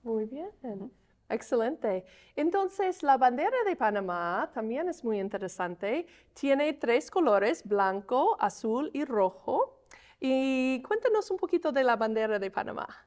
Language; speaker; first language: Spanish; non-native, fluent; English